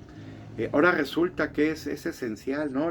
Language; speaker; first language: Spanish; native; Spanish